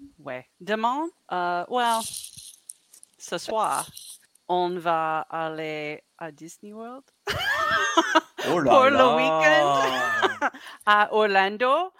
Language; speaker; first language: French; non-native, learner; English